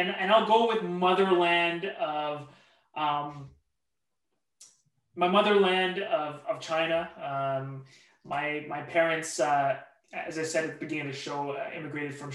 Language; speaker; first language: English; native; English